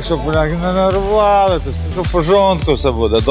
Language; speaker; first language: Polish; non-native, learner; Ukrainian